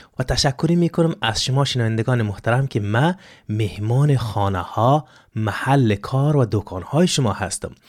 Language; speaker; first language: Persian; native; Persian